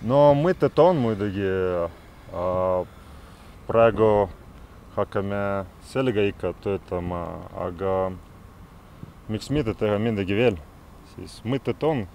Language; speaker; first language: Estonian; non-native, local second language; Russian